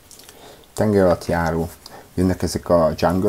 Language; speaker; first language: Hungarian; native; Hungarian